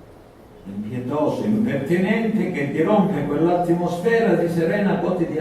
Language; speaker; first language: Italian; native; Italian